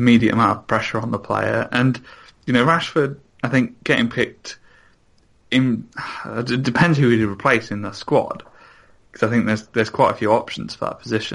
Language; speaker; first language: English; native; English